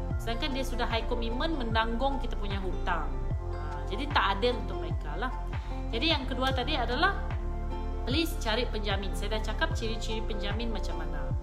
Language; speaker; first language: Malay; non-native, local second language; Iban